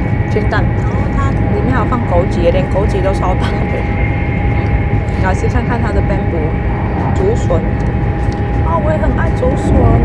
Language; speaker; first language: Chinese; native; Chinese